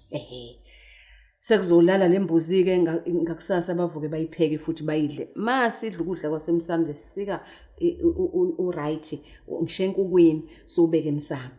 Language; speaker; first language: Zulu; native; Zulu